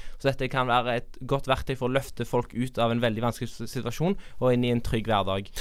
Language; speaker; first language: Norwegian; native; Norwegian